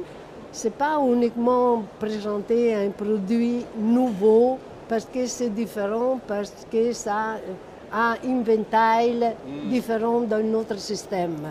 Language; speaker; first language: French; non-native, fluent; Italian